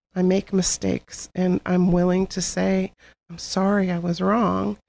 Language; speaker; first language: English; native; English